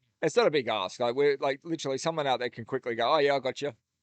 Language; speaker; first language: English; native; English